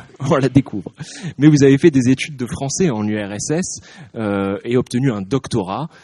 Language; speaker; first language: French; native; French